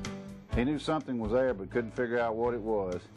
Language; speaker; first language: English; native; English